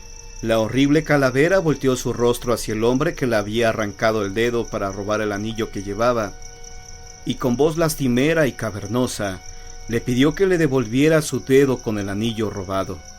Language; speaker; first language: Spanish; native; Spanish